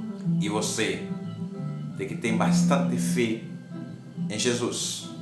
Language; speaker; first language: Portuguese; non-native, learner; Haitian Creole